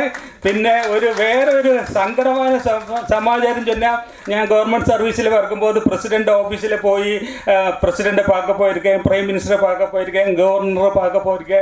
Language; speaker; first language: Tamil; non-native, local second language; Malayalam